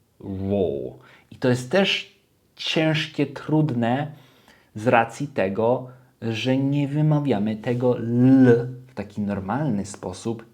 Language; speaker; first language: Polish; early bilingual, heritage; Polish